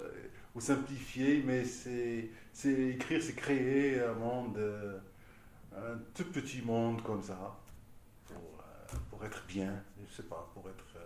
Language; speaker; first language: French; non-native, local second language; Arabic